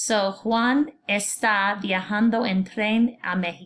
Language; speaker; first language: Spanish; non-native, fluent; English